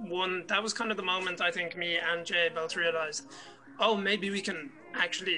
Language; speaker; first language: English; native; English